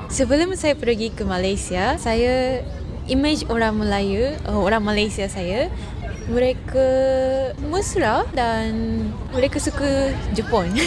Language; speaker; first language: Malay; non-native, fluent; Japanese